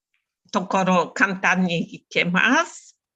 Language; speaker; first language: Japanese; non-native, learner; Bulgarian